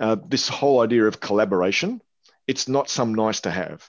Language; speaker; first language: English; native; English